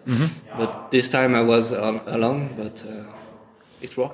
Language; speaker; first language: English; non-native, learner; French